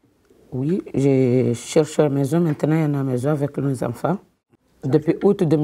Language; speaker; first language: French; non-native, learner; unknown